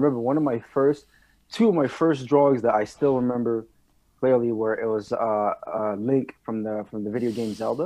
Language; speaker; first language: English; non-native, fluent; French